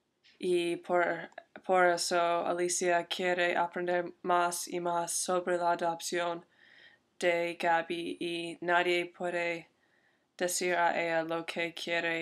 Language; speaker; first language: Spanish; non-native, learner; English